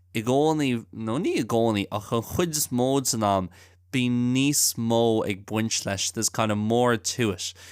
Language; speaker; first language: Irish; non-native, local second language; English